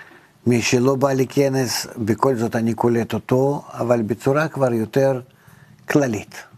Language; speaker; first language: Hebrew; non-native, fluent; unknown